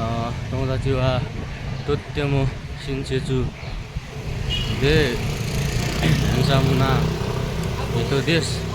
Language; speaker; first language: Japanese; non-native, learner; Nepali